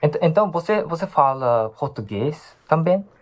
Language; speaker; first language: Portuguese; non-native, learner; Japanese